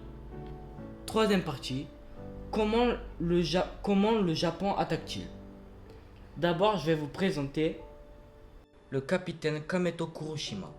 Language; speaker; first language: French; early bilingual, other home language; Japanese